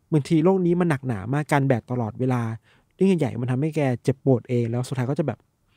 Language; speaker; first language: Thai; native; Thai